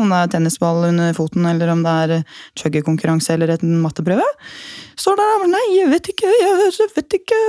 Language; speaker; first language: Norwegian; native; Norwegian